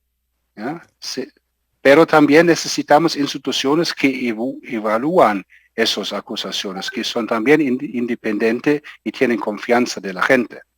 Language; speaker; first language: Spanish; non-native, fluent; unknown